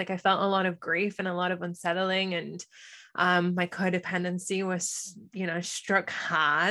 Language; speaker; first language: English; native; English